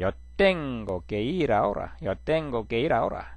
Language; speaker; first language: Spanish; non-native, fluent; Korean